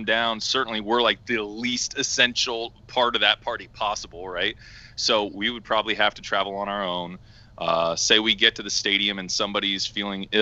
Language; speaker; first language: English; native; English